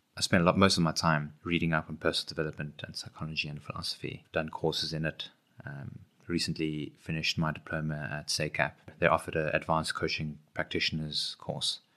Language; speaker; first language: English; native; English